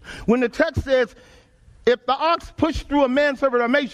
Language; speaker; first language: English; native; English